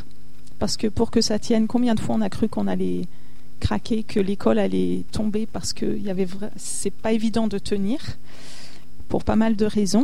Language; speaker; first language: French; native; French